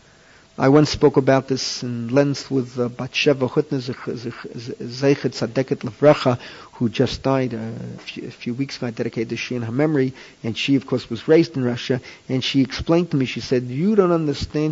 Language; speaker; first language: English; native; English